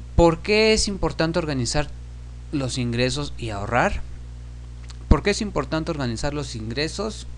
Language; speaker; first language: Spanish; native; Spanish